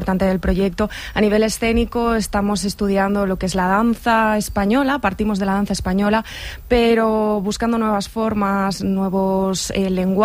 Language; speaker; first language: Spanish; native; Spanish